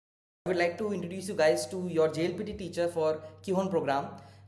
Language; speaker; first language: English; non-native, local second language; Hindi